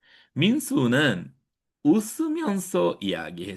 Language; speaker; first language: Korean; non-native, fluent; Sinhala